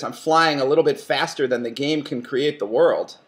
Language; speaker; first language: English; native; English